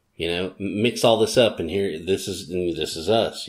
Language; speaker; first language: English; native; English